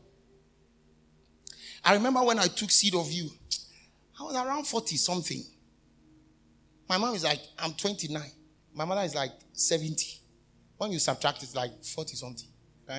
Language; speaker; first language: English; non-native, local second language; Akan